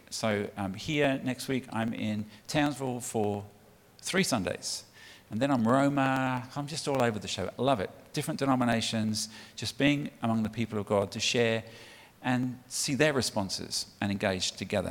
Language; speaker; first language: English; native; English